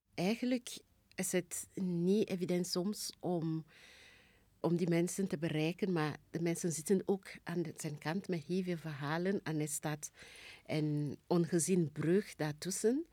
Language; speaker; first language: Dutch; non-native, fluent; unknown